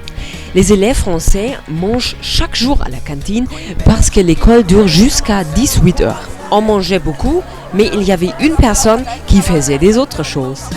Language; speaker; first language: French; non-native, learner; German